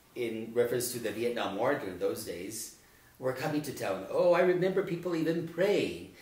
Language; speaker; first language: English; native; English